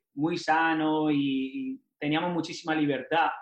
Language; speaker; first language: Spanish; native; Spanish